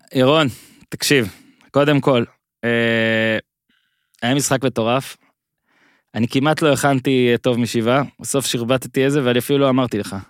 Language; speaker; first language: Hebrew; native; Hebrew